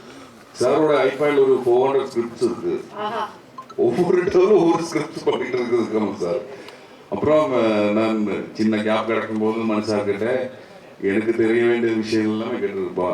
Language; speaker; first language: Tamil; non-native, local second language; Malayalam